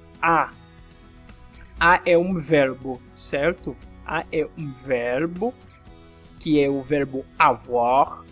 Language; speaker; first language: Portuguese; non-native, fluent; French